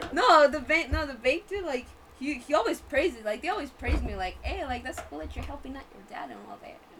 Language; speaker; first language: English; early bilingual, other home language; Spanish